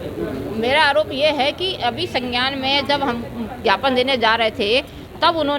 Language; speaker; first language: Hindi; native; Hindi